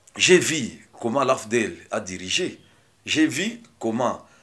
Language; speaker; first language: French; non-native, local second language; Swahili